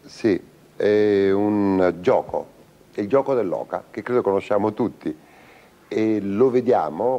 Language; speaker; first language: Italian; native; Italian